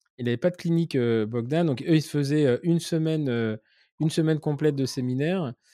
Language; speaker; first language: French; native; French